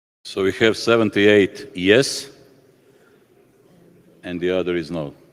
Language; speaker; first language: English; non-native, fluent; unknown